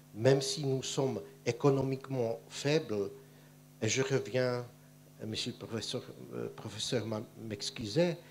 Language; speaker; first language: French; non-native, fluent; Czech